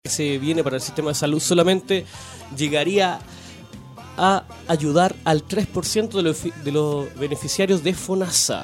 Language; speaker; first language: Spanish; native; Spanish